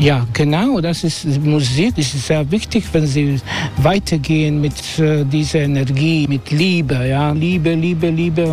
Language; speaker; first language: German; non-native, learner; Croatian